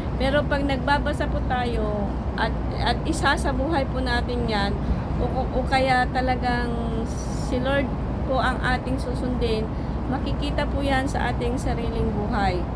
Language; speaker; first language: Filipino; non-native, local second language; Iloko